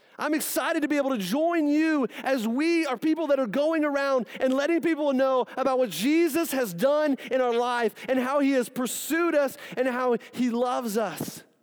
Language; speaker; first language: English; native; English